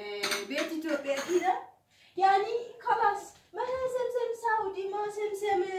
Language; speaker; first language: Arabic; non-native, learner; Oromo